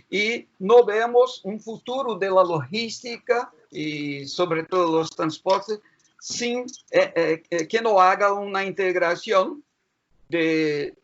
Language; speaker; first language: Spanish; non-native, fluent; Portuguese